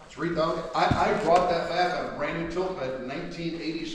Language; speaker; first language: English; native; English